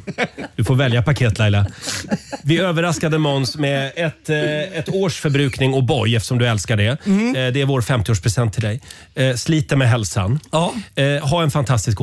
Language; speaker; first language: Swedish; native; Swedish